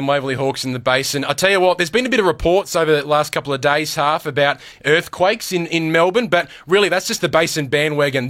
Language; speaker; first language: English; native; English